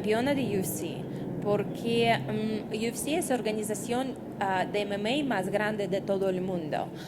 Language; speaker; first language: Spanish; non-native, fluent; Russian